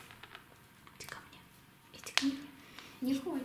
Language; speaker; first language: Russian; non-native, local second language; Lithuanian